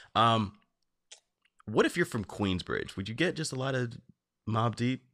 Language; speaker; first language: English; native; English